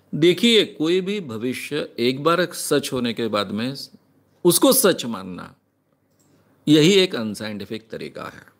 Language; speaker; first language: Hindi; non-native, local second language; Marathi